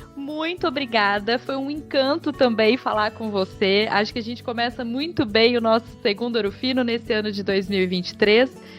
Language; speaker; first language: Portuguese; native; Portuguese